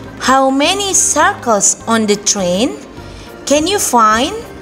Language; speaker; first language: English; non-native, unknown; Indonesian